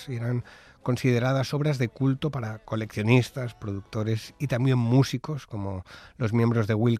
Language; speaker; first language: Spanish; native; Spanish